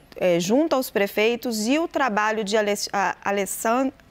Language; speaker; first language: Portuguese; native; Portuguese